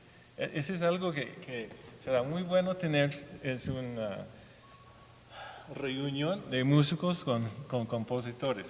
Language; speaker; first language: Spanish; non-native, fluent; English